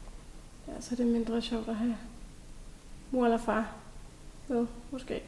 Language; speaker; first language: Danish; native; Danish